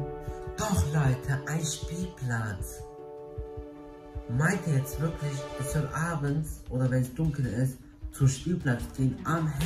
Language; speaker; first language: German; early bilingual, other home language; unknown